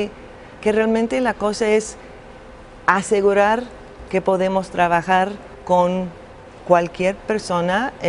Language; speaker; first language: Spanish; non-native, fluent; English